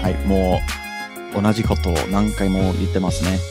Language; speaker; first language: Japanese; non-native, fluent; English